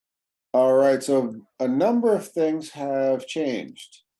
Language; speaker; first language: English; native; English